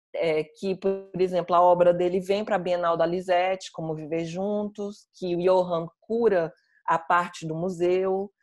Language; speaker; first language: Portuguese; native; Portuguese